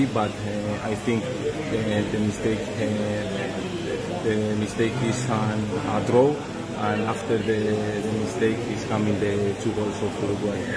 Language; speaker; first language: English; non-native, learner; Spanish